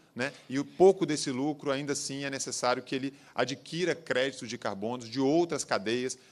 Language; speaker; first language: Portuguese; native; Portuguese